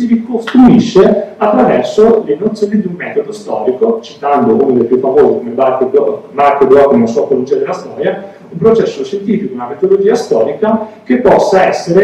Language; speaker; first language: Italian; native; Italian